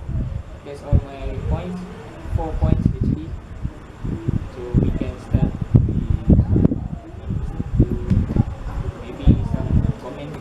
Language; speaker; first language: English; non-native, learner; Malay